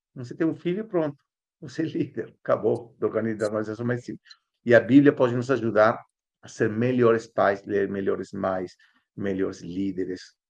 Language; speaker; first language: Portuguese; non-native, fluent; Spanish